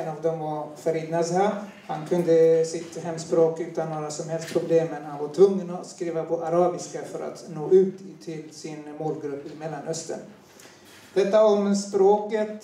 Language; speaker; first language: Swedish; non-native, fluent; Turoyo